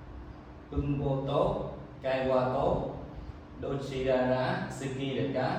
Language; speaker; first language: Japanese; non-native, learner; Vietnamese